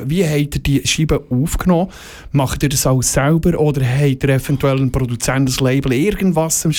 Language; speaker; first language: German; native; German